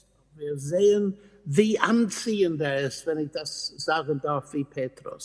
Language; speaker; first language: German; non-native, fluent; English